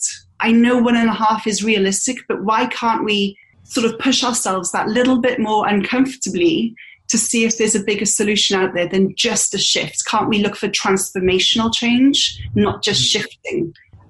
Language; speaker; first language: English; native; English